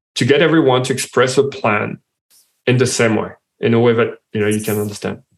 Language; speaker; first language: English; non-native, fluent; French